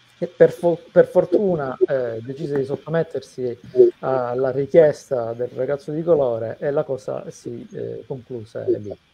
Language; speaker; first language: Italian; native; Italian